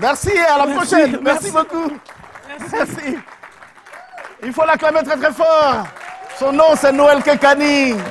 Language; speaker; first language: French; native; French